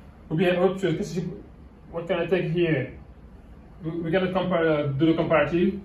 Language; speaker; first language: English; non-native, fluent; Wolof